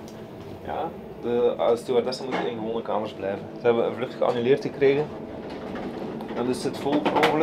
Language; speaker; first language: Dutch; native; Dutch